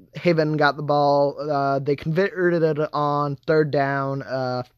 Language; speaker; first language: English; native; English